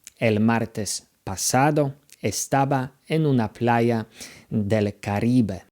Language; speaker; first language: Spanish; non-native, fluent; Polish